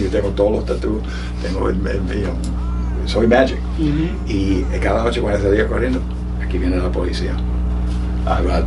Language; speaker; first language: Spanish; early bilingual, heritage; Spanish